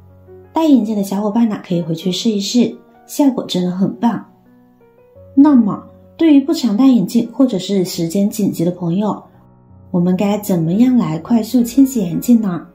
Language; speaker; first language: Chinese; native; Chinese